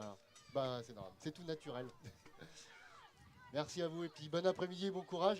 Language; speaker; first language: French; native; French